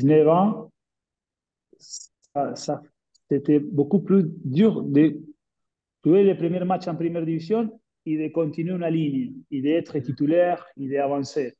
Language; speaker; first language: French; non-native, fluent; Spanish